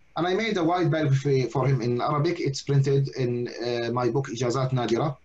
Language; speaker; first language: English; non-native, fluent; Arabic